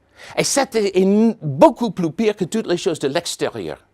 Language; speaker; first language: French; non-native, fluent; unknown